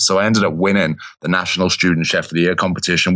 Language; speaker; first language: English; native; English